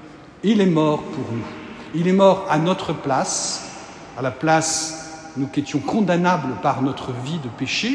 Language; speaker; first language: French; native; French